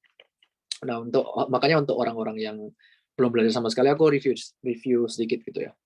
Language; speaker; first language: Indonesian; native; Indonesian